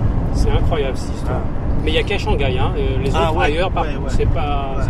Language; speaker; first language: French; native; French